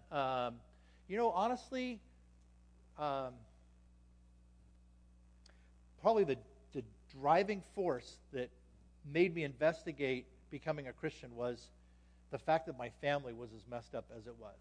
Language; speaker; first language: English; native; English